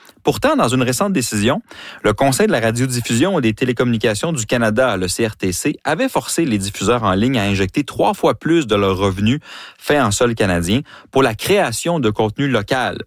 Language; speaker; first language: French; native; French